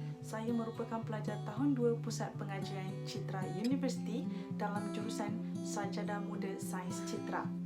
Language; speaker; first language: Malay; native; Malay